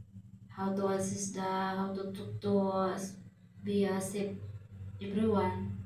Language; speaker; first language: English; non-native, local second language; Filipino